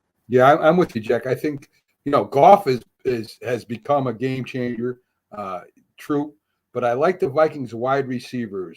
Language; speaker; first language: English; native; English